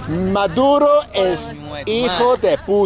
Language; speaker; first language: Spanish; non-native, learner; English